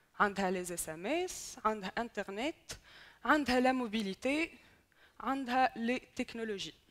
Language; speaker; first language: Arabic; native; Arabic